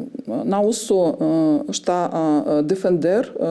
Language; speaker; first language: Portuguese; non-native, fluent; Ukrainian